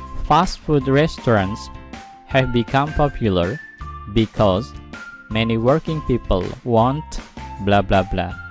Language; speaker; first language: English; non-native, fluent; Indonesian